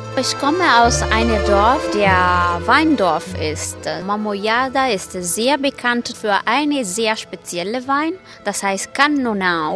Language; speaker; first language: German; non-native, fluent; Italian